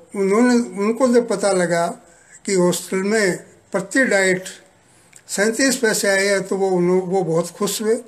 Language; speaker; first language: Hindi; native; Hindi